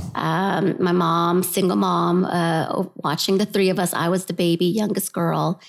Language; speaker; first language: English; early bilingual, other home language; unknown